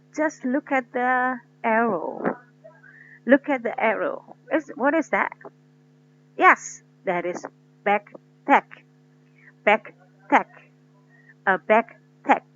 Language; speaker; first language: English; non-native, fluent; Indonesian